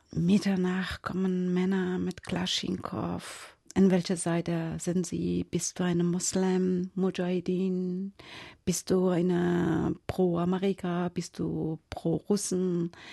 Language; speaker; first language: German; non-native, fluent; Persian